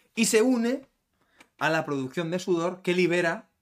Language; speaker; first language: Spanish; native; Spanish